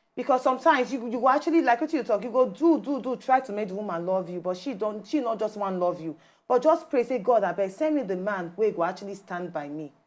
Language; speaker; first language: Nigerian Pidgin; native; Nigerian Pidgin